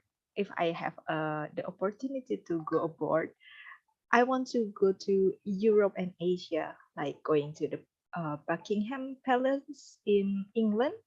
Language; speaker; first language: English; non-native, learner; Indonesian